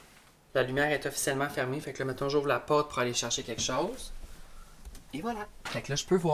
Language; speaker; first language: French; native; French